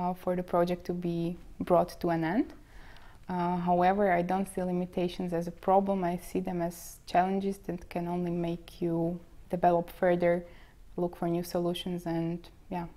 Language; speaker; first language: English; non-native, fluent; Slovak